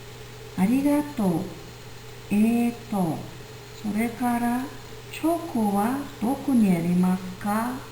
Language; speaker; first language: Japanese; non-native, fluent; Mongolian